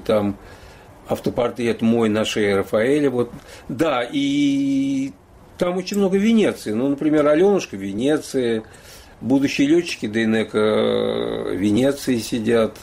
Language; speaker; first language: Russian; native; Russian